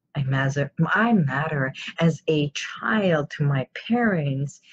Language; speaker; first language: English; non-native, fluent; Armenian